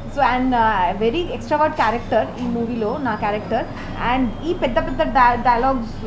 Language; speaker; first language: Telugu; non-native, learner; Bangla